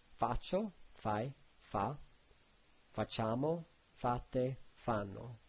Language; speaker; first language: Italian; non-native, learner; English